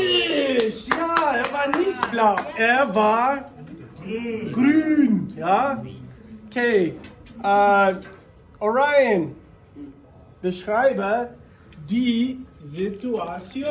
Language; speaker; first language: German; non-native, fluent; English